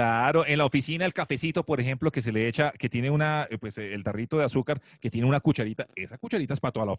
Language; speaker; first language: Spanish; native; Spanish